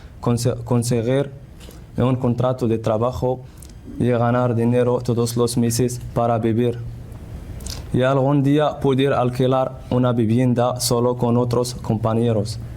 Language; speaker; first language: Spanish; non-native, learner; Central Atlas Tamazight